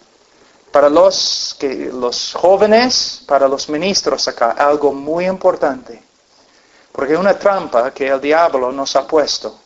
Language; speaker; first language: Spanish; non-native, fluent; English